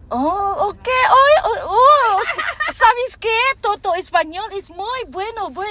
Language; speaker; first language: Spanish; non-native, learner; Waray